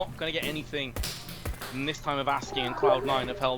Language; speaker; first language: English; native; English